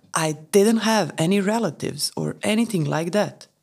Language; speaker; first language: English; non-native, fluent; Romanian